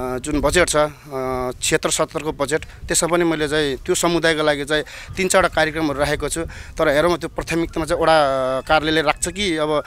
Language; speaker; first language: Nepali; native; Nepali